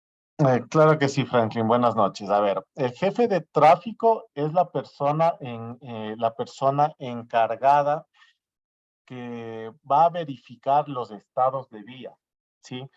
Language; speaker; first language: Spanish; native; Spanish